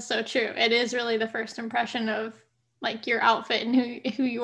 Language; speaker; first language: English; native; English